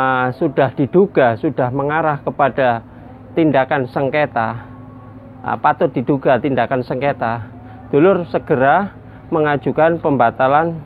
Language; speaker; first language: Indonesian; native; Indonesian